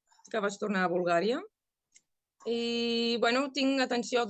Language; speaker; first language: Catalan; non-native, fluent; Bulgarian